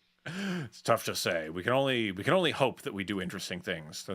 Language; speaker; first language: English; native; English